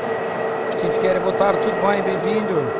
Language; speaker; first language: Portuguese; native; Portuguese